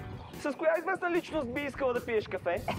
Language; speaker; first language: Bulgarian; native; Bulgarian